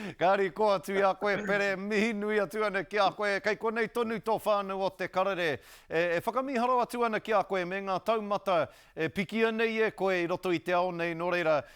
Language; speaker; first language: Māori; non-native, local second language; English